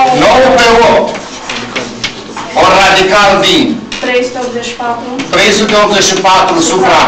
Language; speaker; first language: Romanian; native; Romanian